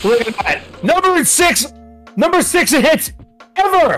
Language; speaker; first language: English; native; English